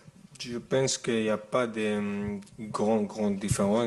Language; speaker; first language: French; non-native, fluent; Spanish